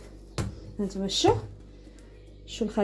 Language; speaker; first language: Arabic; native; Arabic